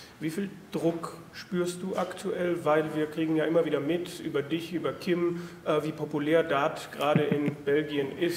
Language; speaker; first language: German; native; German